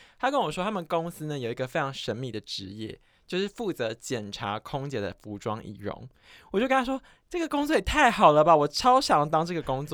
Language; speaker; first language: Chinese; native; Chinese